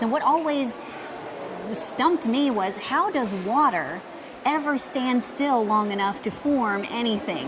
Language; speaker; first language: English; native; English